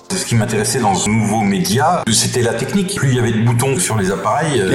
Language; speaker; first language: French; native; French